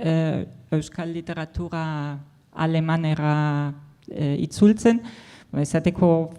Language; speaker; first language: Basque; non-native, fluent; German